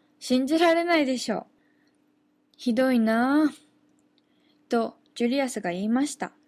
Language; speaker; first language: Japanese; native; Japanese